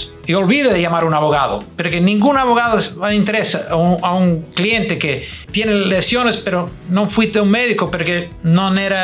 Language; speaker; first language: Spanish; non-native, fluent; English